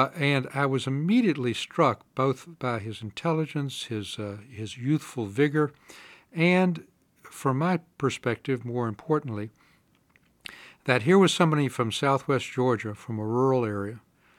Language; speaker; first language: English; native; English